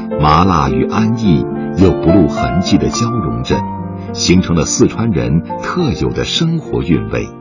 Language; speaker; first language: Chinese; native; Chinese